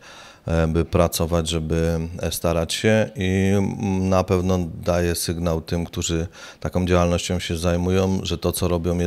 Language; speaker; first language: Polish; native; Polish